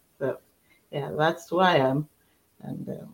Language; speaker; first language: English; non-native, local second language; Yoruba